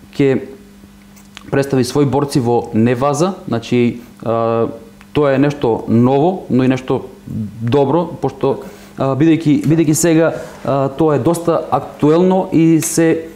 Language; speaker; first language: Macedonian; native; Macedonian